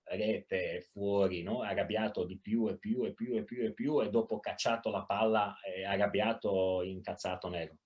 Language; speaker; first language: Italian; non-native, fluent; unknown